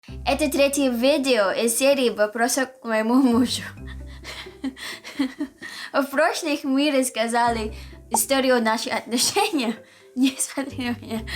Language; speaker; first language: Russian; non-native, learner; Filipino